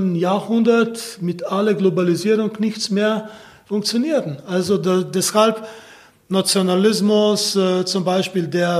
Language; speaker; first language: German; non-native, fluent; Slovenian